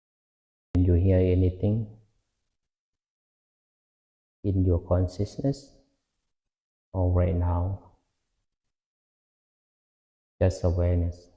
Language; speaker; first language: English; non-native, fluent; Lao